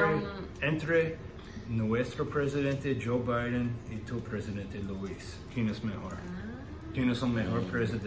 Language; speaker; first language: Spanish; non-native, learner; English